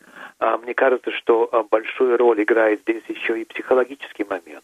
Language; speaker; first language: Russian; native; Russian